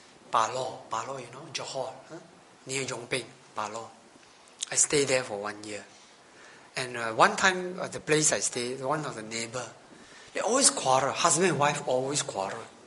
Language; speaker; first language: English; non-native, local second language; Chinese